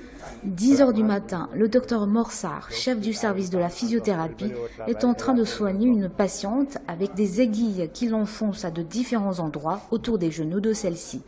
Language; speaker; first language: French; non-native, fluent; Chinese